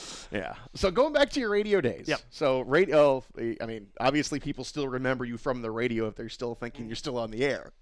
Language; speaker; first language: English; native; English